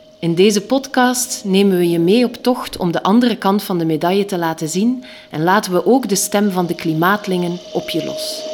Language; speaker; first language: Dutch; native; Dutch